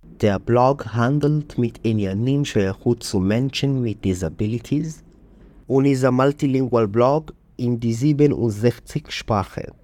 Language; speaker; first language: German; non-native, learner; Hebrew